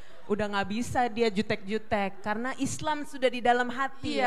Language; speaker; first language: Indonesian; native; Indonesian